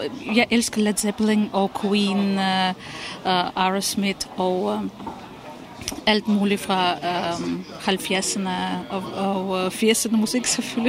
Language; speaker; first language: Danish; non-native, fluent; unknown